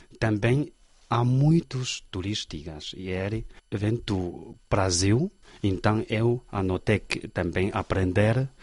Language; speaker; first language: Portuguese; non-native, learner; Chinese